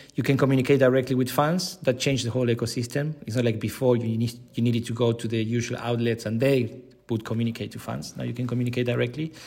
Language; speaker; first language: English; non-native, fluent; Spanish